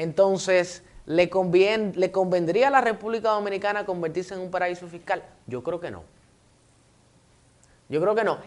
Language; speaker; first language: Spanish; native; Spanish